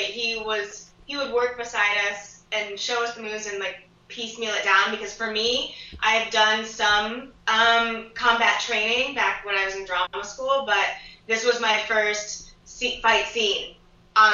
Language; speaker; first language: English; native; English